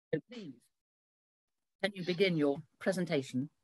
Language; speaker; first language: English; native; English